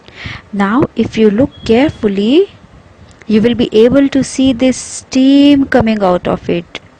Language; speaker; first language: English; non-native, local second language; Hindi